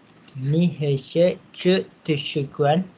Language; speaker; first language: Chinese; non-native, learner; Malay